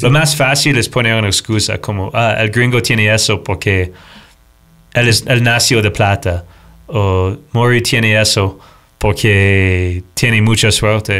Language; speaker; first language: Spanish; non-native, fluent; English